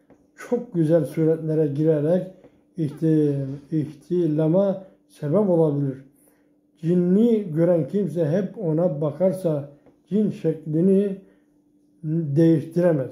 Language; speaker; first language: Turkish; native; Turkish